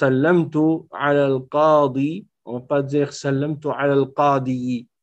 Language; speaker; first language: Arabic; non-native, fluent; French